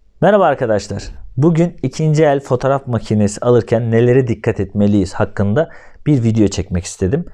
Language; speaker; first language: Turkish; native; Turkish